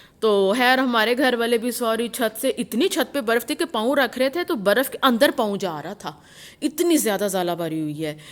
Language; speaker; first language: Urdu; non-native, local second language; Punjabi